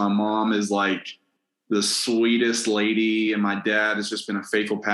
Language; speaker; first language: English; native; English